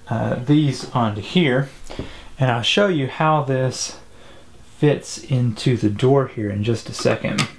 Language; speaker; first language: English; native; English